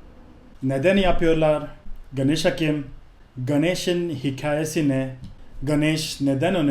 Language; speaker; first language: Turkish; non-native, fluent; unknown